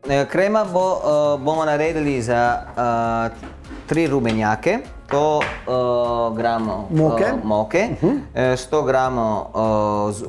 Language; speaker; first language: Slovenian; non-native, learner; Italian